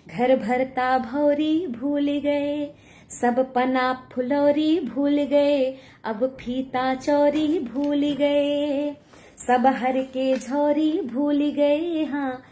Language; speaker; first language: Hindi; native; Hindi